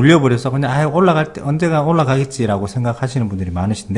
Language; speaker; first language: Korean; native; Korean